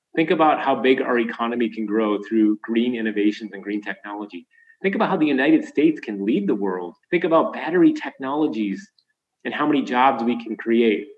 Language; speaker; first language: English; native; English